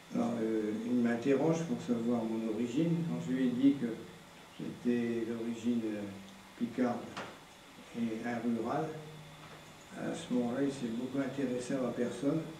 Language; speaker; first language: French; native; French